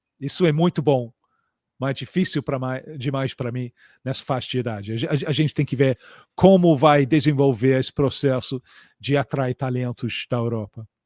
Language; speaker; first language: Portuguese; non-native, fluent; English